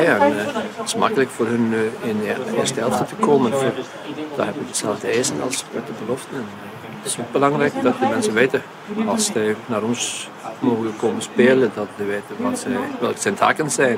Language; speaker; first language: Dutch; non-native, fluent; Icelandic